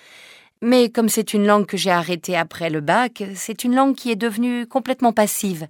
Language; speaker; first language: French; native; French